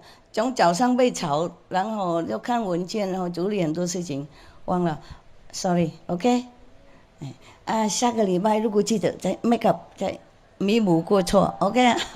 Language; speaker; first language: Chinese; non-native, fluent; Vietnamese